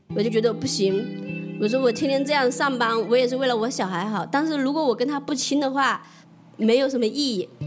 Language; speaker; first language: Chinese; native; Chinese